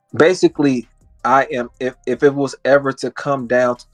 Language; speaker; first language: English; native; English